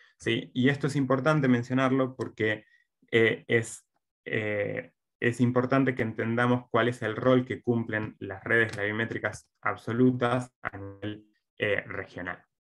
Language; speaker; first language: Spanish; native; Spanish